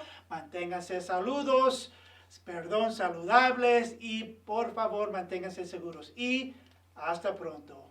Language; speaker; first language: Spanish; early bilingual, other home language; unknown